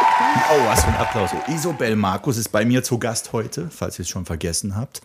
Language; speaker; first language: German; early bilingual, other home language; Czech